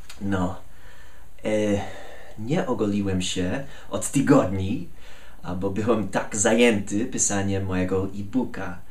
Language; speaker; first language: Polish; non-native, fluent; English